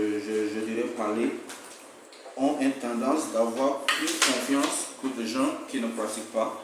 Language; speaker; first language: French; non-native, fluent; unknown